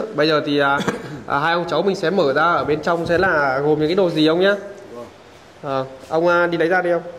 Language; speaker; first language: Vietnamese; native; Vietnamese